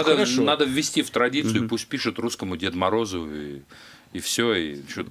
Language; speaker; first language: Russian; native; Russian